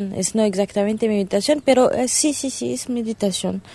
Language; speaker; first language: Spanish; non-native, learner; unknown